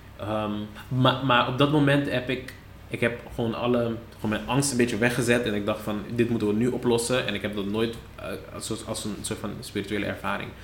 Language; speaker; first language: Dutch; non-native, local second language; Papiamento